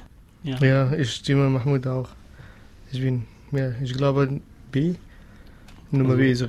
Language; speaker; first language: German; non-native, learner; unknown